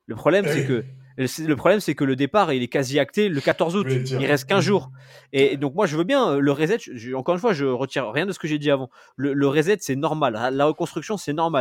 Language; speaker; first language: French; native; French